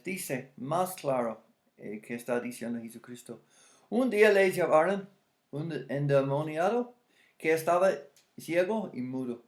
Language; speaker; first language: Spanish; non-native, fluent; English